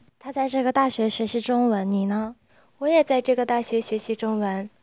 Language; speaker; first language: Chinese; non-native, learner; Japanese